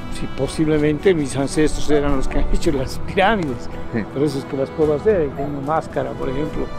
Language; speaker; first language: Spanish; native; Spanish